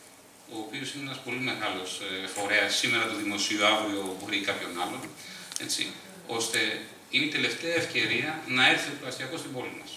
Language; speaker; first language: Greek; native; Greek